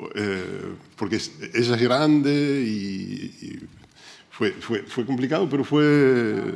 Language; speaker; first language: Spanish; native; Spanish